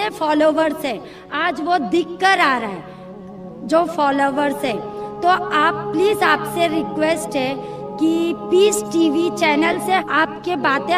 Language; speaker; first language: Hindi; non-native, local second language; Marathi